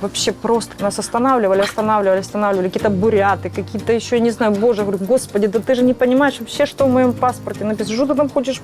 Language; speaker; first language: Russian; native; Russian